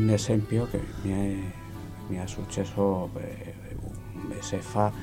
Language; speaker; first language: Italian; non-native, learner; Spanish